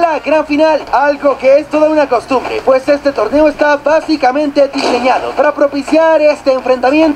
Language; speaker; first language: Spanish; native; Spanish